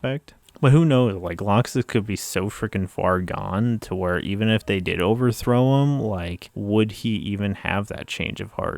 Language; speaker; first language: English; native; English